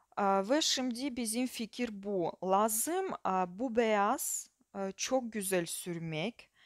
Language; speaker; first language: Turkish; non-native, fluent; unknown